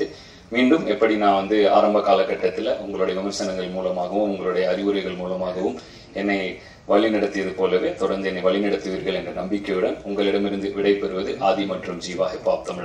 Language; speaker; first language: Tamil; native; Tamil